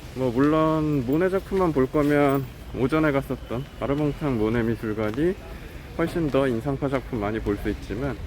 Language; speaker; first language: Korean; native; Korean